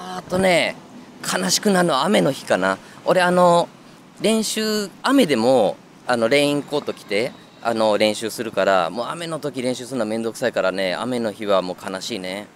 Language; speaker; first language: Japanese; native; Japanese